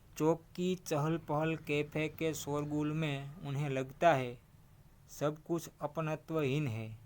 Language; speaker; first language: Hindi; non-native, local second language; Gujarati